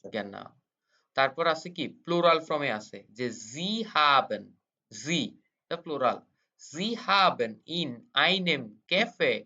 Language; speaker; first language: Bangla; native; Bangla